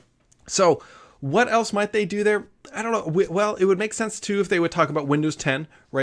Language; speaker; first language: English; native; English